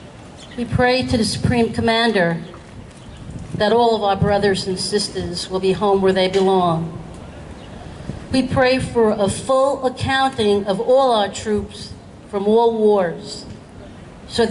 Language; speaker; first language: English; native; English